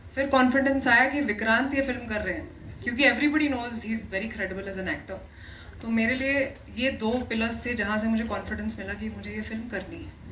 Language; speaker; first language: Hindi; native; Hindi